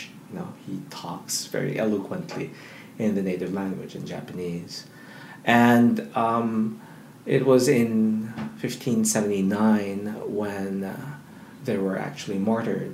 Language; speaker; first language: English; non-native, local second language; Filipino